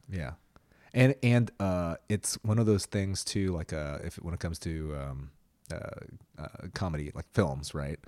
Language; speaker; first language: English; early bilingual, other home language; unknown